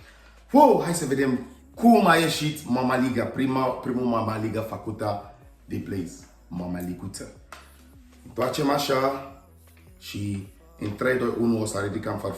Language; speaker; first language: Romanian; non-native, learner; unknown